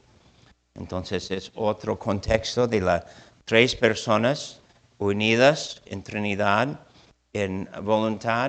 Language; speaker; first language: Spanish; non-native, fluent; English